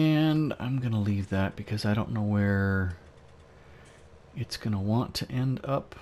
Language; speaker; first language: English; native; English